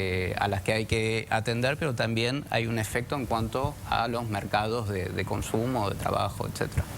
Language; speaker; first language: Spanish; native; Spanish